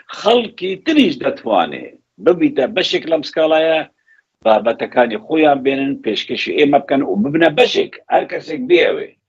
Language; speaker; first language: Central Kurdish; non-native, local second language; Kurdish